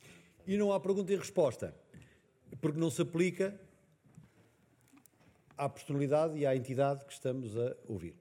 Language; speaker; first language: Portuguese; native; Portuguese